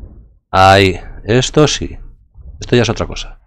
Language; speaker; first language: Spanish; native; Spanish